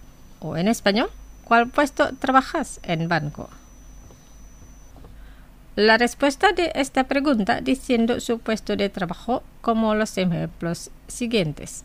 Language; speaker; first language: Spanish; non-native, fluent; Indonesian